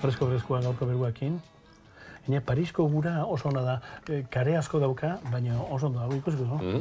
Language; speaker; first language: Basque; native; Basque